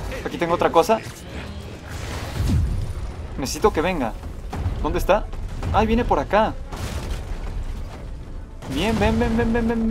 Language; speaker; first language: Spanish; native; Spanish